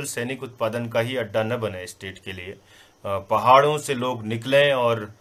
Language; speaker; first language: Hindi; non-native, local second language; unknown